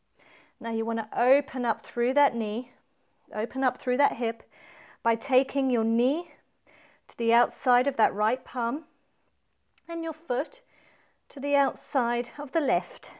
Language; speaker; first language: English; native; English